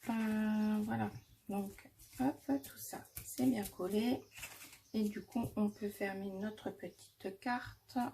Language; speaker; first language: French; native; French